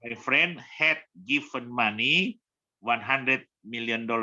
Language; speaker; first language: English; non-native, learner; Indonesian